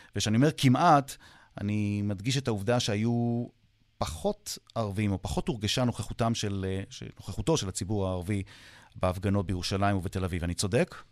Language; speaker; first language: Hebrew; native; Hebrew